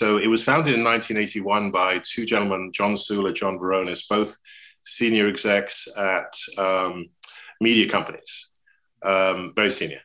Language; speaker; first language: English; native; English